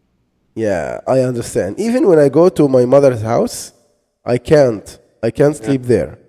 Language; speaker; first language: English; non-native, fluent; Arabic